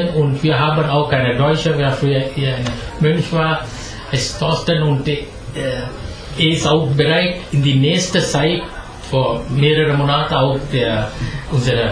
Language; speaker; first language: German; non-native, fluent; Sinhala